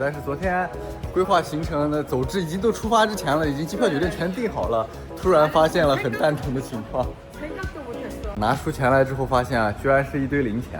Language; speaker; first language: Chinese; native; Chinese